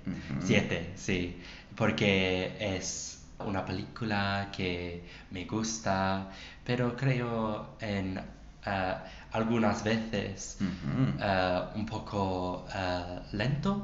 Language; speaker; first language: Spanish; non-native, learner; English